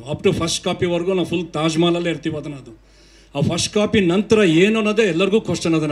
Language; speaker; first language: Kannada; native; Kannada